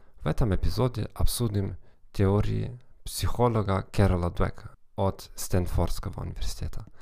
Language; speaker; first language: Russian; non-native, fluent; German